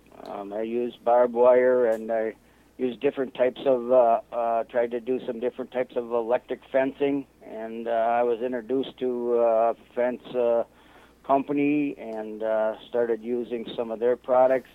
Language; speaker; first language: English; native; English